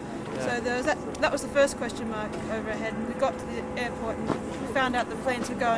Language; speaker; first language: English; native; English